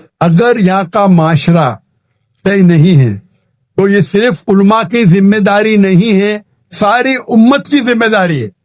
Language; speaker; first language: Urdu; non-native, local second language; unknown